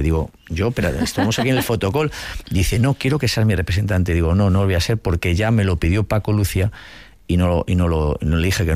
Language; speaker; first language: Spanish; native; Spanish